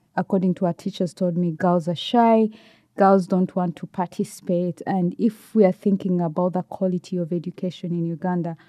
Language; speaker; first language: English; non-native, local second language; Ganda